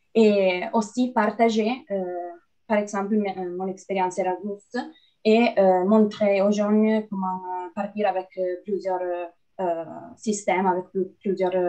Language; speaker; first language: French; non-native, fluent; Italian